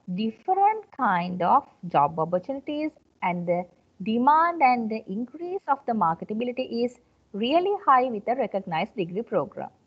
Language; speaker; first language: English; non-native, local second language; Sinhala